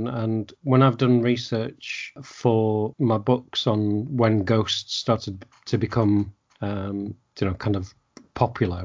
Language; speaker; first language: English; native; English